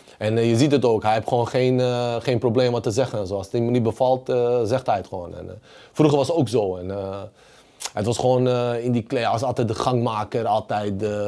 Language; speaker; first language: Dutch; early bilingual, other home language; Bosnian